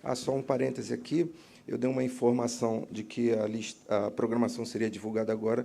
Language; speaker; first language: Portuguese; native; Portuguese